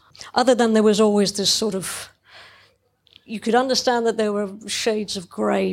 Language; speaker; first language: English; native; English